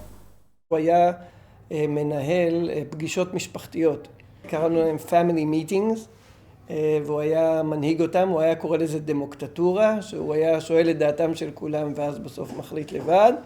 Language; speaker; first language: Hebrew; early bilingual, other home language; English